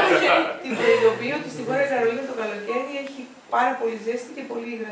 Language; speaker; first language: Greek; native; Greek